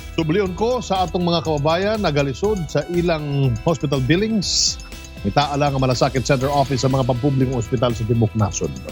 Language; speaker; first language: Cebuano; native; Cebuano